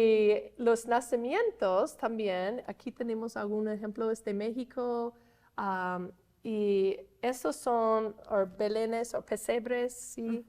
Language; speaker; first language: Spanish; non-native, fluent; English